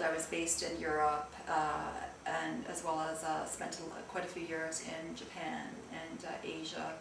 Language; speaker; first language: English; early bilingual, other home language; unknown